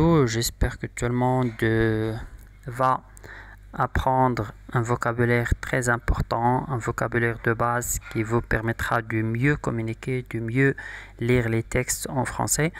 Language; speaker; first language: French; non-native, local second language; Arabic